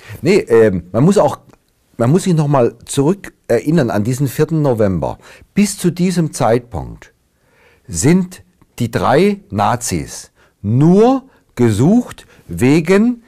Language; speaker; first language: German; native; German